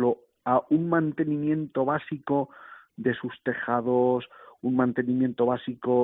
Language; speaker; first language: Spanish; native; Spanish